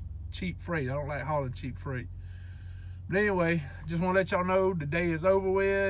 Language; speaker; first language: English; native; English